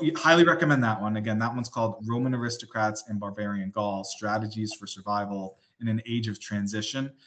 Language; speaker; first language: English; native; English